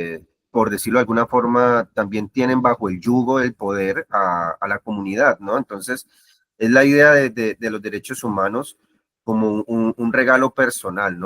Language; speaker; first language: Spanish; native; Spanish